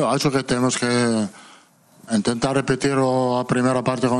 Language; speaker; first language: Portuguese; non-native, fluent; Italian